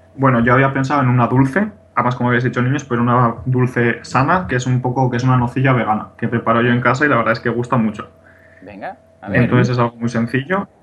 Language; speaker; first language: Spanish; native; Spanish